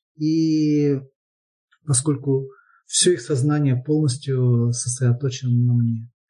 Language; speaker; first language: Russian; native; Russian